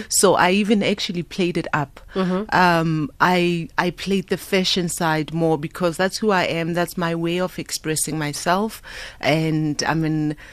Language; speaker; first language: English; non-native, local second language; Southern Sotho